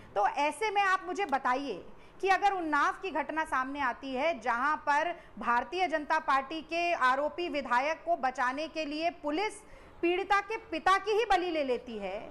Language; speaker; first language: Hindi; native; Hindi